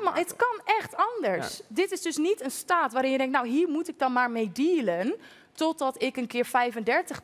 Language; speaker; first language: Dutch; native; Dutch